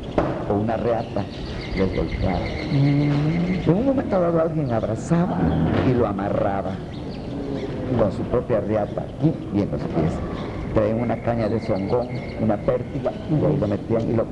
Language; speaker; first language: Spanish; native; Spanish